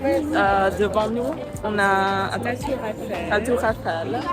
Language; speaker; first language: French; non-native, learner; Thai